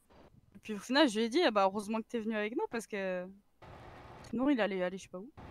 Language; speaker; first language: French; native; French